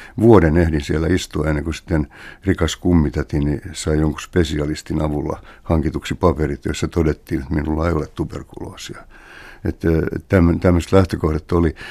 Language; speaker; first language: Finnish; native; Finnish